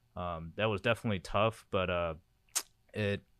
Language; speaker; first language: English; early bilingual, other home language; Korean